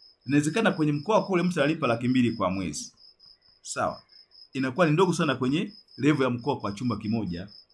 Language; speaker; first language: Swahili; native; Swahili